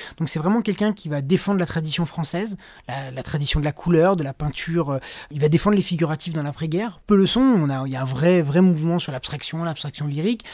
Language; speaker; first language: French; native; French